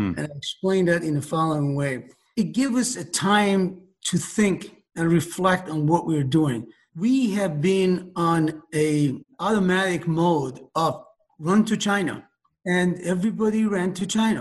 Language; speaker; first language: English; non-native, fluent; Persian